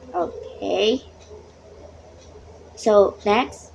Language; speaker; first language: English; non-native, learner; Indonesian